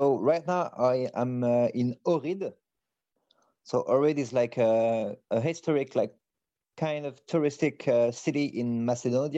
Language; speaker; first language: English; non-native, fluent; French